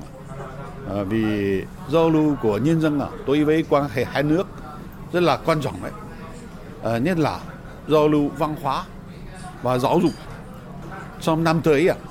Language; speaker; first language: Vietnamese; non-native, fluent; Chinese